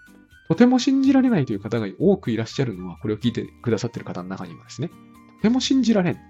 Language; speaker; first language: Japanese; native; Japanese